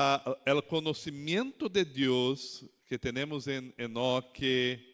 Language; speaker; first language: Spanish; non-native, learner; Portuguese